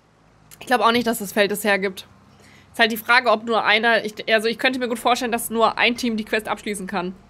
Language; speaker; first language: German; native; German